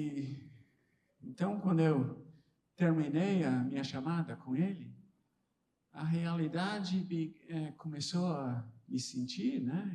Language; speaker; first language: Portuguese; non-native, fluent; English